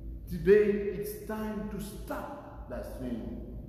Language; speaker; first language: English; non-native, fluent; Haitian Creole